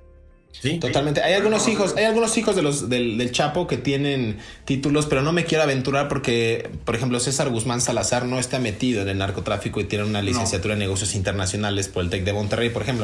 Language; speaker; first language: Spanish; native; Spanish